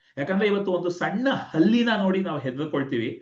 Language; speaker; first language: Kannada; native; Kannada